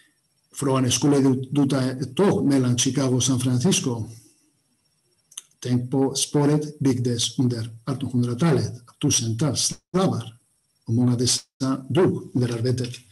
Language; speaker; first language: Swedish; non-native, fluent; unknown